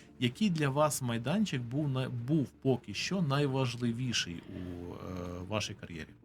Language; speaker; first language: Ukrainian; native; Ukrainian